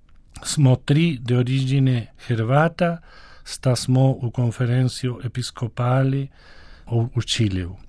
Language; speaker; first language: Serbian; early bilingual, heritage; Spanish